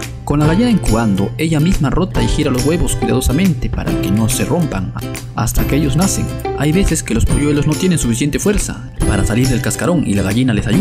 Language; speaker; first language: Spanish; native; Spanish